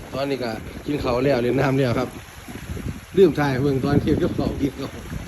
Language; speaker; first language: Thai; non-native, local second language; Northeastern Thai